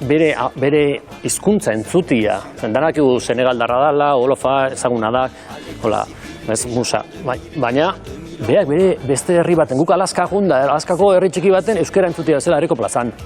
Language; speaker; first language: Basque; native; Basque